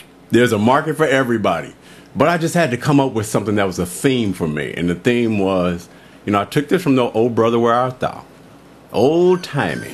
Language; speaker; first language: English; native; English